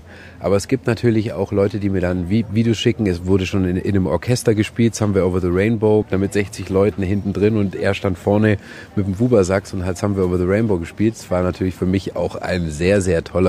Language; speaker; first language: German; native; German